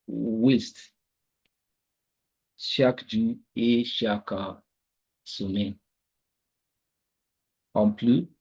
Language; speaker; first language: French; non-native, learner; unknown